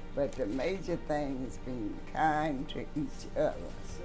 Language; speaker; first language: English; native; English